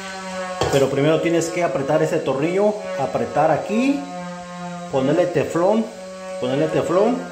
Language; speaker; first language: Spanish; native; Spanish